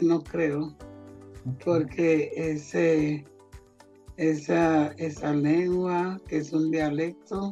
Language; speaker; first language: Spanish; non-native, local second language; Jamaican Creole English